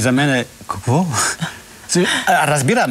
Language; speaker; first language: Bulgarian; non-native, learner; French